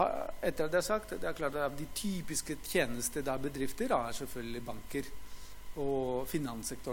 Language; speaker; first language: Norwegian; non-native, fluent; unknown